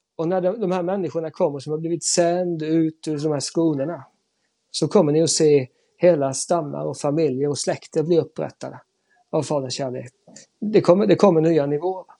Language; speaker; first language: Swedish; native; Swedish